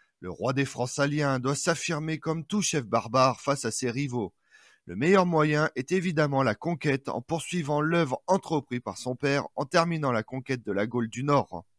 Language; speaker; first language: French; native; French